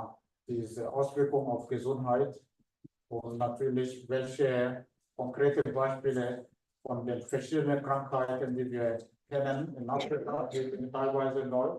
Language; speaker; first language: German; non-native, fluent; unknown